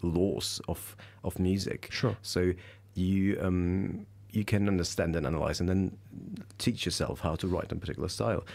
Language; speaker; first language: English; early bilingual, other home language; Russian